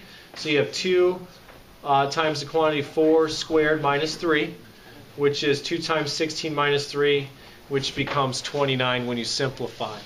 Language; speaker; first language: English; native; English